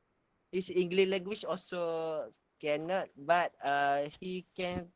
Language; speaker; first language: English; non-native, local second language; Malay